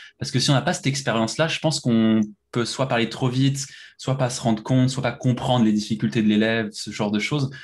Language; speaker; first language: French; native; French